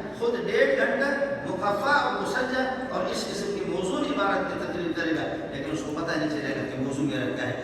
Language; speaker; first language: Urdu; non-native, local second language; Baluchi